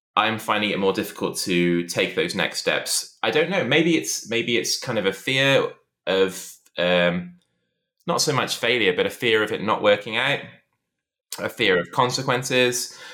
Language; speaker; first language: English; native; English